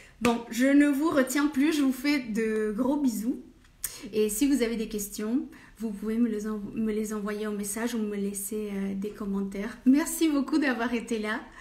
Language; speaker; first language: French; non-native, fluent; Spanish